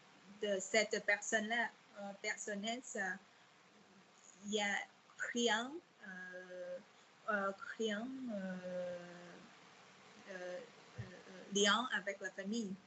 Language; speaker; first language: French; non-native, fluent; Vietnamese